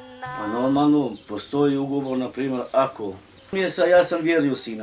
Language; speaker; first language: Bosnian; non-native, local second language; Romany